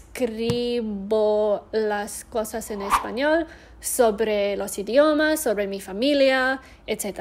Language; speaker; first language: Spanish; non-native, learner; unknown